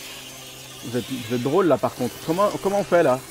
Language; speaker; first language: French; native; French